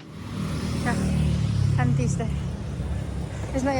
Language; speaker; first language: English; non-native, learner; Indonesian